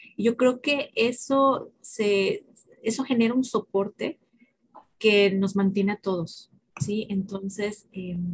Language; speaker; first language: Spanish; native; Spanish